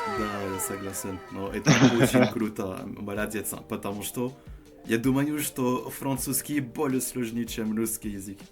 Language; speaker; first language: Russian; non-native, learner; French